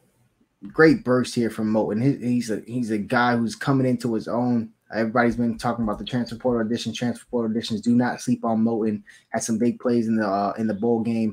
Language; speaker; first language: English; native; English